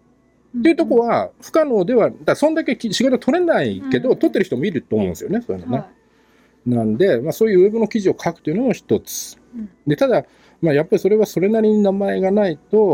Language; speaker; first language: Japanese; native; Japanese